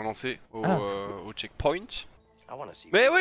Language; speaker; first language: French; native; French